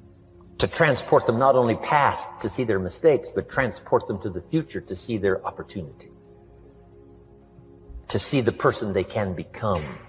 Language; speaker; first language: English; native; English